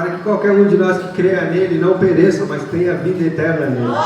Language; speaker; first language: Portuguese; native; Portuguese